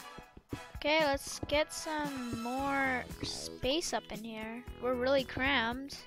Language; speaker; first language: English; native; English